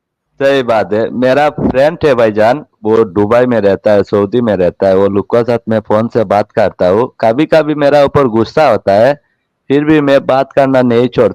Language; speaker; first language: Hindi; non-native, learner; Bangla